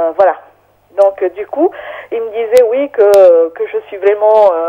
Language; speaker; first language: French; native; French